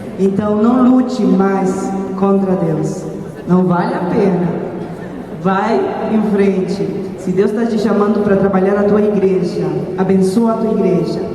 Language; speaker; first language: Portuguese; native; Portuguese